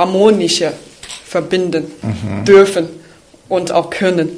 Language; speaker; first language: German; non-native, fluent; Chinese